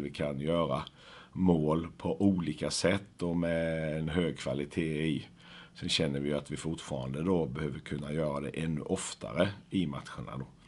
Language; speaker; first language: Swedish; native; Swedish